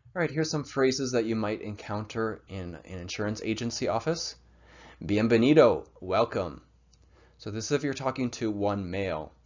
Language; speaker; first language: English; native; English